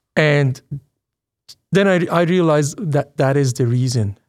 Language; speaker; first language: English; non-native, fluent; Persian